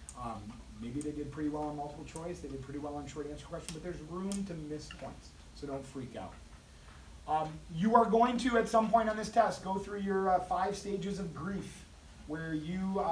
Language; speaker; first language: English; native; English